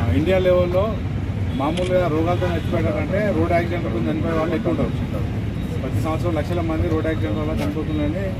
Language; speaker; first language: Telugu; native; Telugu